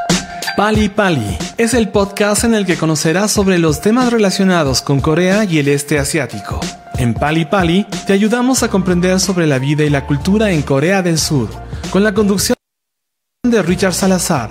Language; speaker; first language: Spanish; native; Spanish